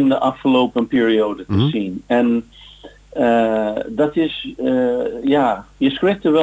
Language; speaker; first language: Dutch; non-native, fluent; English